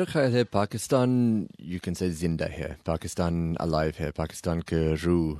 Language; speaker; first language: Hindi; non-native, learner; English